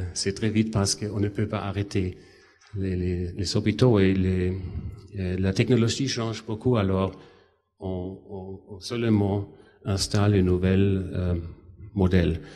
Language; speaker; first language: French; non-native, fluent; German